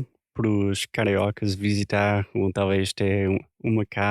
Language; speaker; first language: Portuguese; non-native, fluent; English